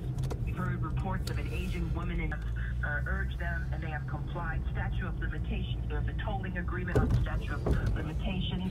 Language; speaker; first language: English; native; English